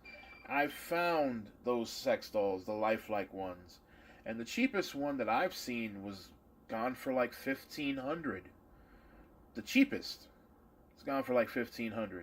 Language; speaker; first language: English; native; English